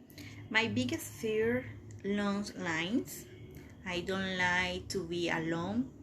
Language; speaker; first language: English; non-native, learner; Spanish